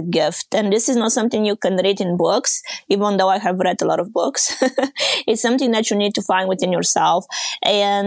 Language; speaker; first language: English; non-native, fluent; Bulgarian